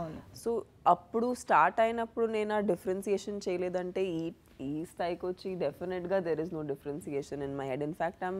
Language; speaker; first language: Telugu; non-native, fluent; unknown